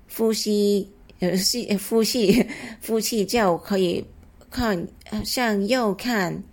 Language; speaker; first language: Chinese; non-native, local second language; Cantonese